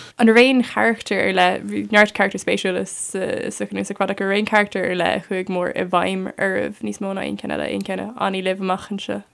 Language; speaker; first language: Irish; native; Irish